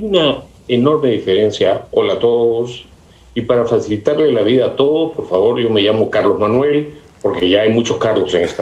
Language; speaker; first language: Spanish; native; Spanish